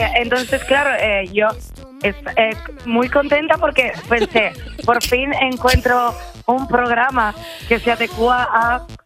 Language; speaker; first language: Spanish; non-native, fluent; German